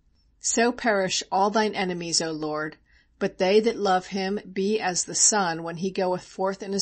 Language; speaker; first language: English; native; English